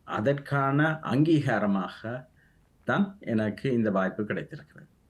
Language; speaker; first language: Tamil; native; Tamil